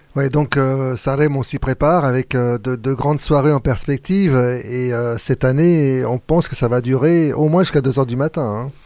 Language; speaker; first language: French; native; French